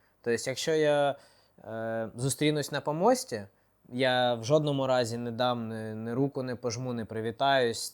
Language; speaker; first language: Ukrainian; non-native, local second language; Russian